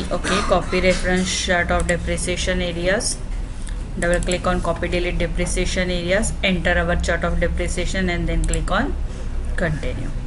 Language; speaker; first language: English; non-native, local second language; Hindi